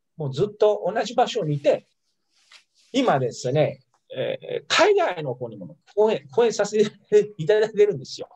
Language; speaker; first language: Japanese; non-native, fluent; Italian